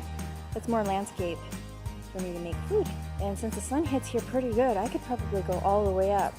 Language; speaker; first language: English; native; English